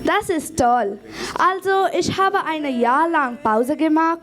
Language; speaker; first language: German; non-native, learner; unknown